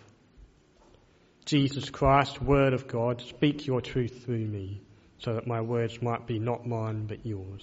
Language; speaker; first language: English; native; English